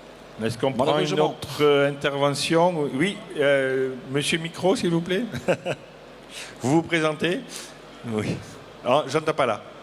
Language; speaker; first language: French; native; French